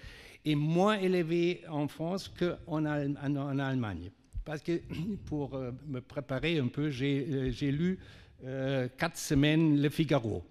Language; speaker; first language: French; non-native, fluent; German